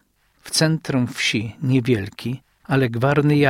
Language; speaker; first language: Polish; native; Polish